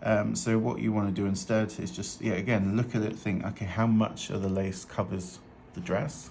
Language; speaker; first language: English; native; English